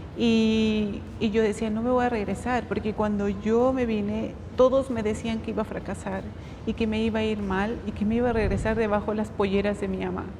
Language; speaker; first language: Spanish; native; Spanish